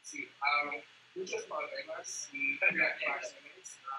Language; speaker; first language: Spanish; non-native, learner; English